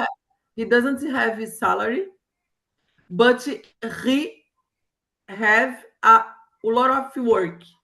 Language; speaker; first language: English; non-native, learner; Portuguese